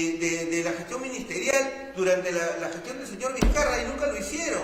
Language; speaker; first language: Spanish; native; Spanish